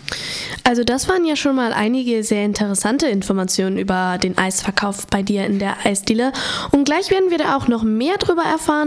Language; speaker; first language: German; native; German